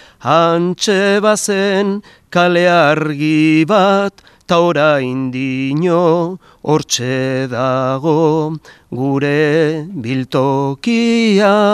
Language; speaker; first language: Basque; native; Basque